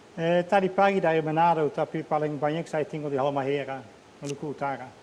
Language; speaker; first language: Indonesian; non-native, fluent; Dutch